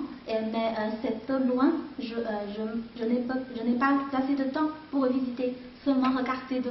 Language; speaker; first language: French; non-native, fluent; Chinese